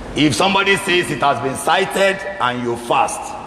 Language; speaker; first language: English; non-native, local second language; Yoruba